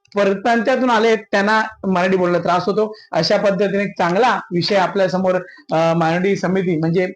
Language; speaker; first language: Marathi; native; Marathi